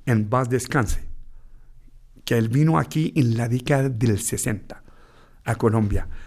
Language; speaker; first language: Spanish; non-native, fluent; Arabic